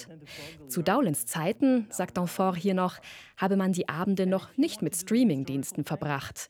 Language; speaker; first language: German; native; German